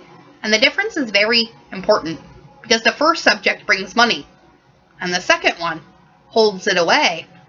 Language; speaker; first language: English; native; English